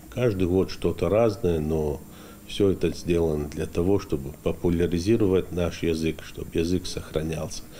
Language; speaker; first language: Russian; non-native, local second language; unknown